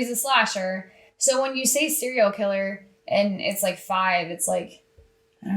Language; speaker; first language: English; native; English